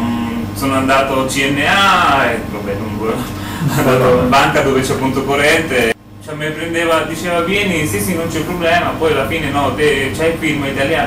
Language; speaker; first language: Italian; non-native, learner; Bangla